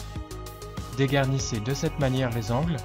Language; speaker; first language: French; native; French